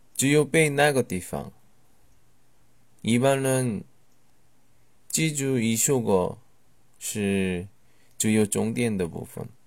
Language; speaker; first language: Chinese; non-native, learner; Korean